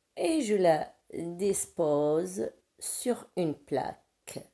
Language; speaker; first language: French; non-native, local second language; Arabic